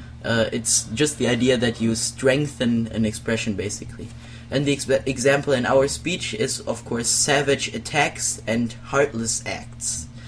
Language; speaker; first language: English; non-native, fluent; German